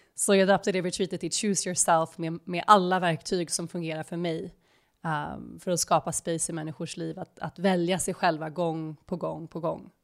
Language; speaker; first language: Swedish; native; Swedish